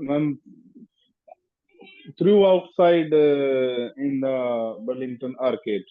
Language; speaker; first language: English; non-native, learner; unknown